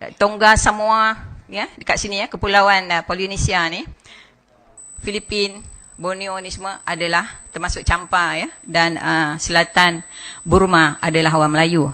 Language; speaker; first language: Malay; native; Malay